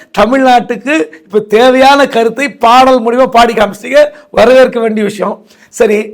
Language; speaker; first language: Tamil; native; Tamil